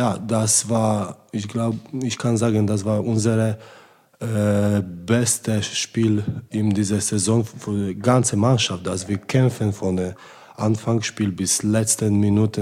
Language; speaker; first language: German; non-native, learner; Polish